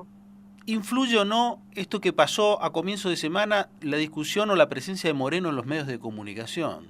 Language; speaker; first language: Spanish; native; Spanish